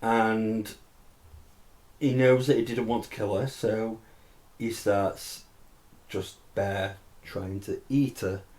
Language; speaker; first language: English; native; English